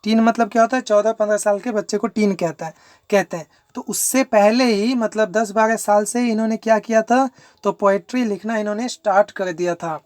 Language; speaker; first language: Hindi; non-native, local second language; Bangla